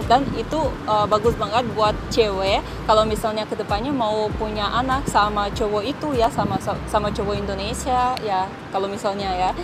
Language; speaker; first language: Indonesian; non-native, fluent; Russian